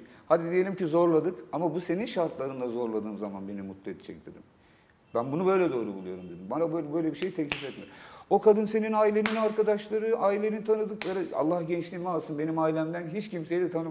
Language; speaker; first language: Turkish; native; Turkish